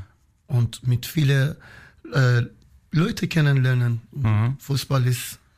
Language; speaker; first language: German; non-native, learner; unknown